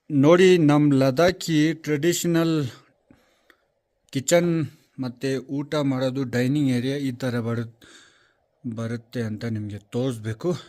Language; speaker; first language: Kannada; non-native, fluent; Ladakhi